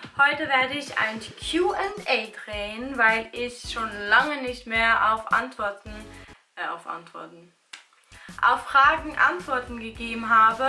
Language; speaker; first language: German; early bilingual, other home language; Albanian